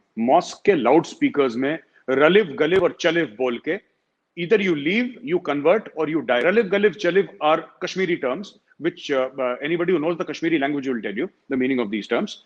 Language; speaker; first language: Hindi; native; Hindi